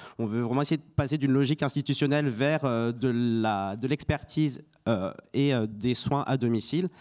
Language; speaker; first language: French; native; French